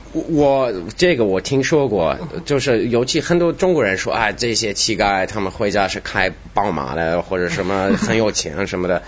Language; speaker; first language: Chinese; non-native, fluent; English